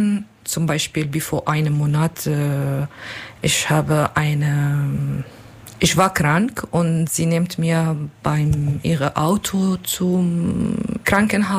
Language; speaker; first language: German; non-native, learner; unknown